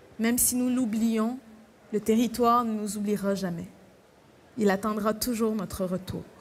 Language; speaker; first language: French; native; French